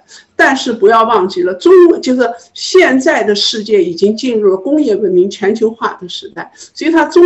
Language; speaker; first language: Chinese; native; Chinese